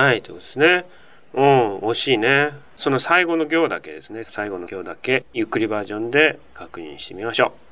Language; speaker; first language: Japanese; native; Japanese